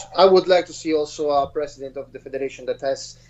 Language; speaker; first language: English; non-native, fluent; Italian